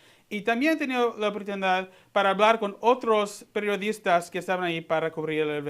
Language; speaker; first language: Spanish; early bilingual, heritage; Spanish